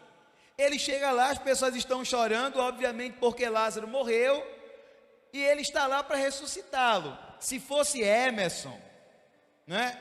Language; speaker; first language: Portuguese; native; Portuguese